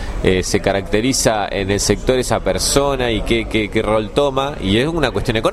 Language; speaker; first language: Spanish; native; Spanish